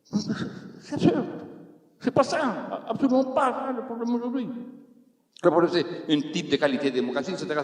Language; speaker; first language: French; non-native, fluent; Spanish